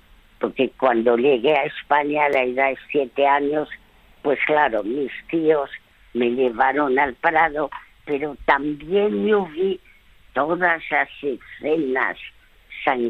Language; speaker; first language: Spanish; early bilingual, other home language; French